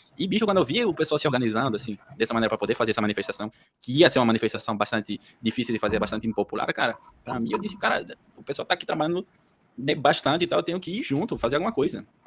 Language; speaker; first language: Portuguese; early bilingual, heritage; Portuguese